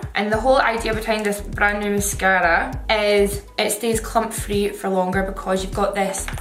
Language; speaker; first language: English; native; English